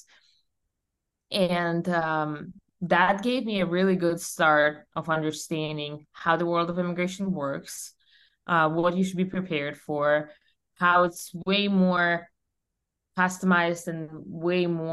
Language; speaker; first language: English; non-native, fluent; Russian